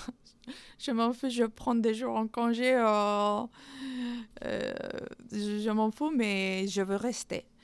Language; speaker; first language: French; non-native, fluent; Spanish